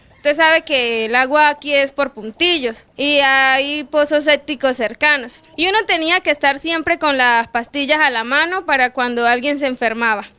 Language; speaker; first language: Spanish; native; Spanish